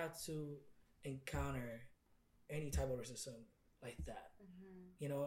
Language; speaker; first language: English; non-native, fluent; Spanish